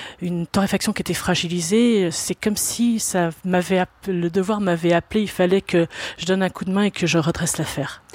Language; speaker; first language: French; native; French